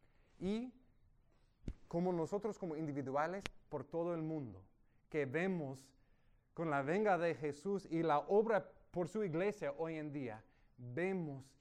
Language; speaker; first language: Spanish; non-native, fluent; English